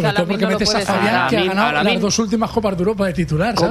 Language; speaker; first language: Spanish; native; Spanish